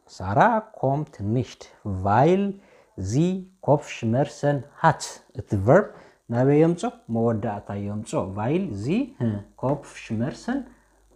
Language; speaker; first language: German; non-native, fluent; Tigrinya